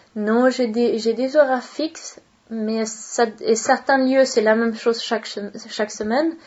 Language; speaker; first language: French; non-native, fluent; Swedish